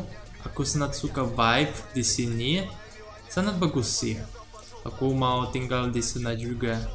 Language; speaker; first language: Indonesian; non-native, learner; Russian